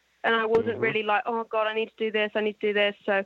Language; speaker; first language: English; native; English